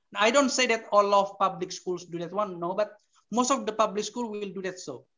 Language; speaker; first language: English; non-native, fluent; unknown